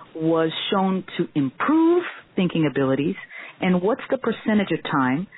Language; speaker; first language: English; non-native, fluent; Portuguese